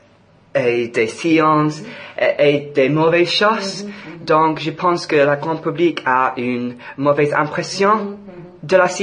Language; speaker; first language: French; non-native, fluent; English